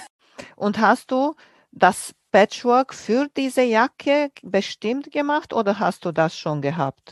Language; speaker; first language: German; native; German